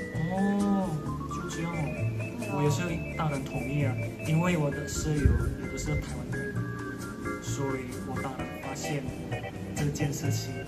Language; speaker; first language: Chinese; non-native, fluent; Indonesian